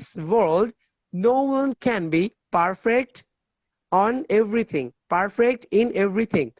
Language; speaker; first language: English; non-native, fluent; Bangla